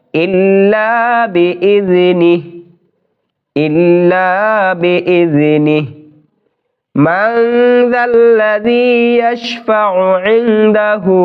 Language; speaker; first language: Arabic; non-native, learner; Bangla